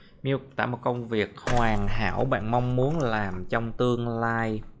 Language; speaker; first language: Vietnamese; native; Vietnamese